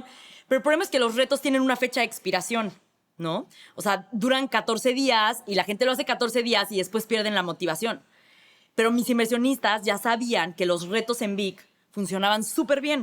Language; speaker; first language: Spanish; native; Spanish